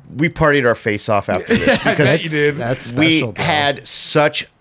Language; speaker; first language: English; native; English